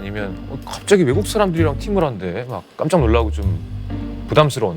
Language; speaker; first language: Korean; native; Korean